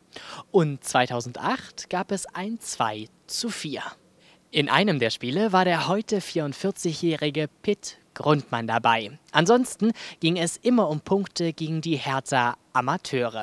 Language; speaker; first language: German; native; German